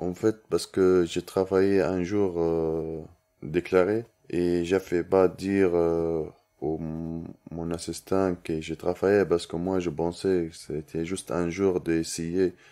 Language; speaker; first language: French; non-native, learner; Arabic